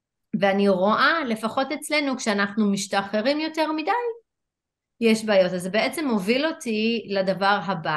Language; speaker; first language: Hebrew; non-native, fluent; English